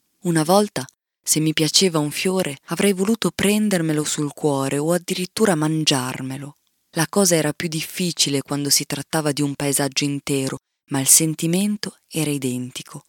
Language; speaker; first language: Italian; native; Italian